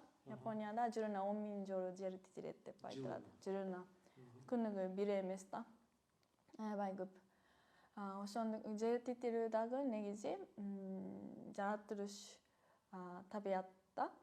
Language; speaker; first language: Kyrgyz; non-native, fluent; Japanese